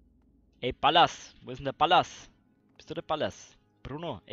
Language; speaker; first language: German; native; German